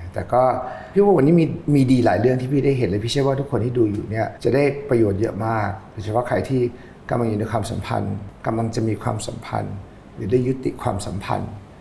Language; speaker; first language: Thai; native; Thai